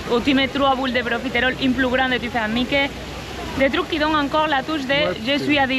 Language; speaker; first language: French; non-native, fluent; Spanish